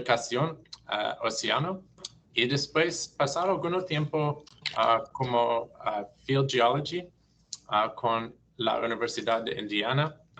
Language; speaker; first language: Spanish; non-native, learner; English